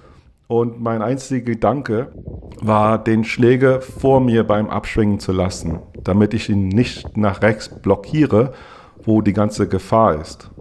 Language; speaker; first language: German; non-native, fluent; English